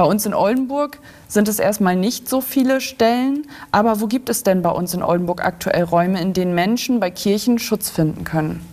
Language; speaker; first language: German; native; German